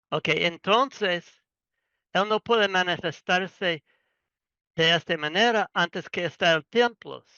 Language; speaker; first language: Spanish; non-native, learner; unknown